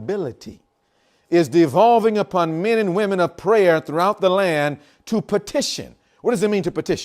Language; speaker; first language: English; native; English